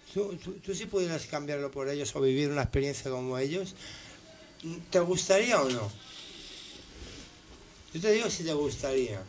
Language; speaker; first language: Spanish; native; Spanish